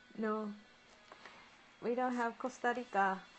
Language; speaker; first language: English; non-native, learner; Japanese